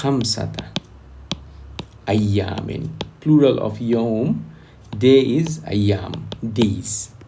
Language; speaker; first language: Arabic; non-native, fluent; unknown